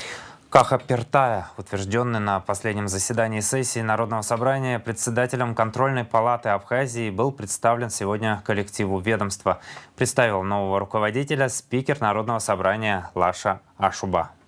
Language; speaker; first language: Russian; native; Russian